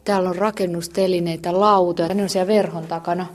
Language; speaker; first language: Finnish; native; Finnish